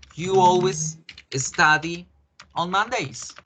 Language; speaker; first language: English; non-native, fluent; Spanish